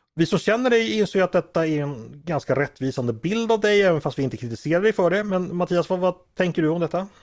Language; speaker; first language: Swedish; native; Swedish